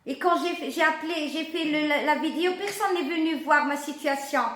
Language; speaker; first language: French; non-native, local second language; Arabic